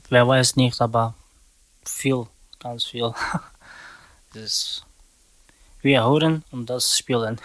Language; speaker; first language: German; non-native, learner; Slovak